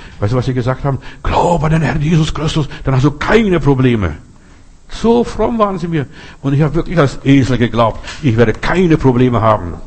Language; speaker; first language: German; non-native, fluent; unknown